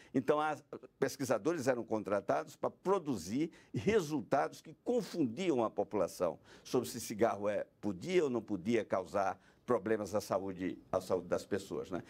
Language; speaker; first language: Portuguese; non-native, fluent; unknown